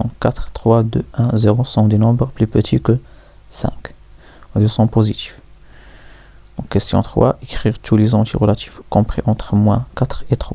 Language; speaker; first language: French; non-native, local second language; Arabic